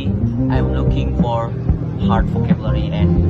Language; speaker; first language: English; non-native, fluent; Indonesian